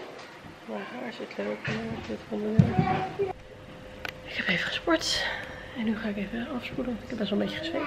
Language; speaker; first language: Dutch; native; Dutch